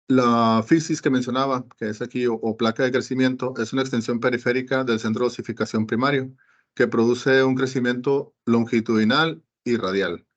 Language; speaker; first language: Spanish; native; Spanish